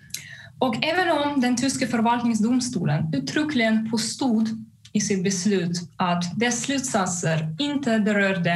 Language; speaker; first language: Swedish; non-native, fluent; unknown